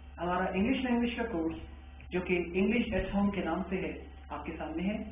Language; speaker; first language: Urdu; native; Urdu